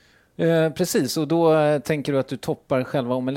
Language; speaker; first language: Swedish; native; Swedish